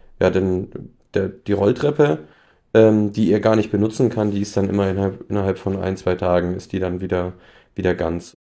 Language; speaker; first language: German; native; German